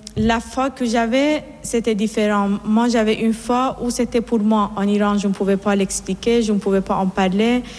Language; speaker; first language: French; non-native, fluent; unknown